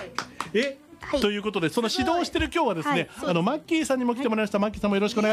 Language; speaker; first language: Japanese; native; Japanese